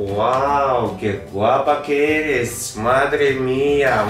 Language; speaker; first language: Spanish; non-native, fluent; Italian